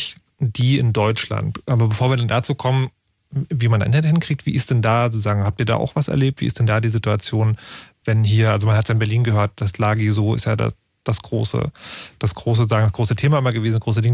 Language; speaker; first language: German; native; German